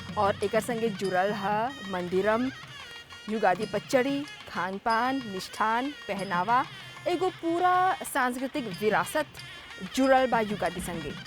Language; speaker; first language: Bhojpuri; native; Bhojpuri